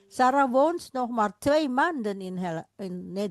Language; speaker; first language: Dutch; non-native, fluent; Indonesian